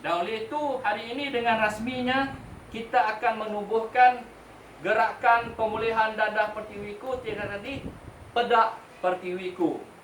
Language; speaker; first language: Malay; native; Malay